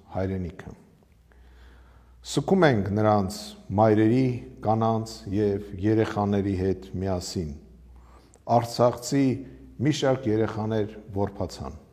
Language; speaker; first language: Armenian; native; Armenian